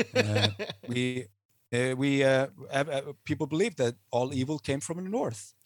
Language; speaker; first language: English; non-native, fluent; Icelandic